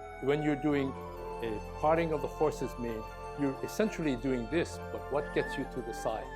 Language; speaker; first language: English; native; English